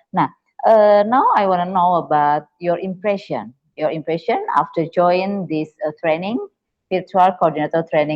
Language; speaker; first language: English; non-native, learner; Indonesian